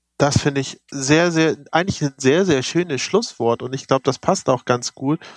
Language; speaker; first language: German; native; German